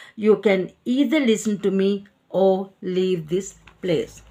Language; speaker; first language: English; non-native, local second language; Sinhala